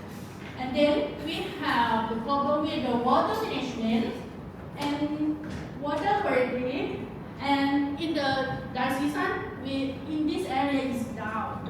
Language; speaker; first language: English; non-native, learner; Thai